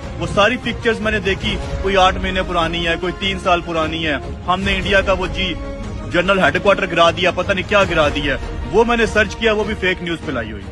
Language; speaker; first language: Urdu; non-native, local second language; Punjabi